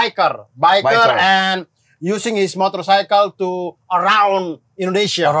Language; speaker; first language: English; non-native, learner; Indonesian